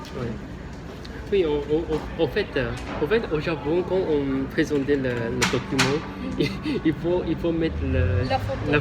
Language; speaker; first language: French; non-native, learner; Chinese